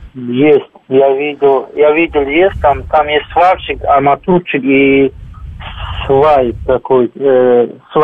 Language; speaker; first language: Russian; non-native, learner; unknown